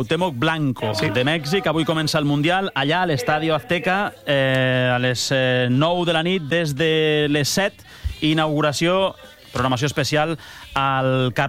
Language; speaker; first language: Catalan; native; Catalan